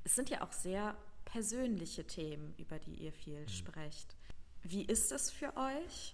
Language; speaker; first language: German; native; German